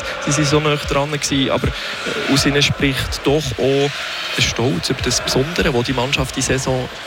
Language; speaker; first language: German; native; German